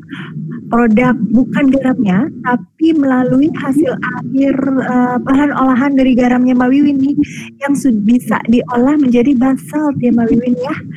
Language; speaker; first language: Indonesian; native; Indonesian